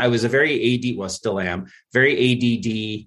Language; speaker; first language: English; native; English